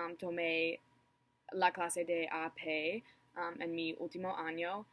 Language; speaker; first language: Spanish; non-native, learner; English